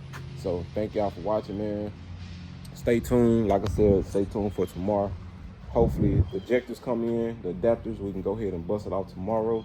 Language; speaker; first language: English; native; English